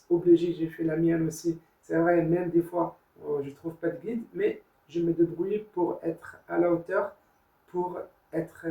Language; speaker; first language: French; non-native, learner; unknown